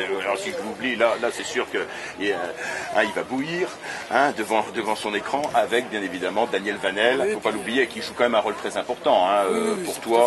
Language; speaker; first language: French; native; French